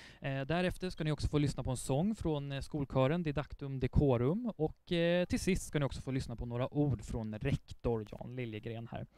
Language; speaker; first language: Swedish; native; Swedish